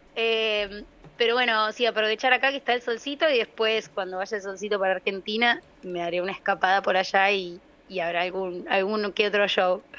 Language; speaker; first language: Spanish; native; Spanish